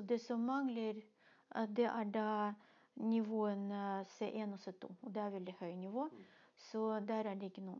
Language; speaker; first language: Norwegian; non-native, fluent; Russian